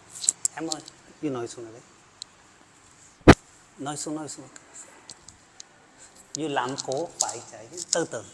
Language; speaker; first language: Vietnamese; non-native, learner; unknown